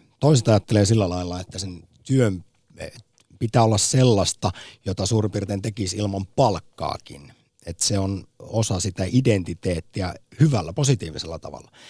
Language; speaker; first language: Finnish; native; Finnish